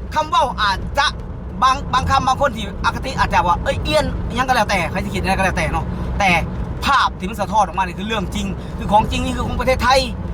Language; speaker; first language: Thai; native; Thai